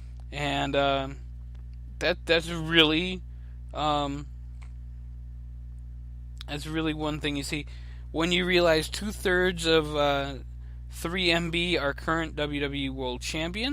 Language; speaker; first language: English; native; English